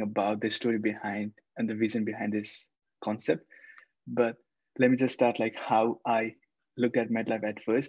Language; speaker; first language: English; non-native, local second language; Nepali